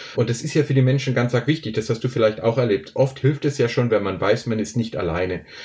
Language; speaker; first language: German; native; German